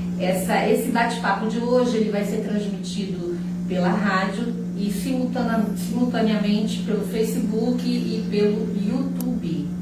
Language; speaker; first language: Portuguese; native; Portuguese